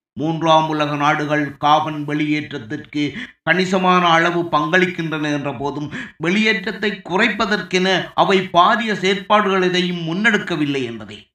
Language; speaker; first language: Tamil; native; Tamil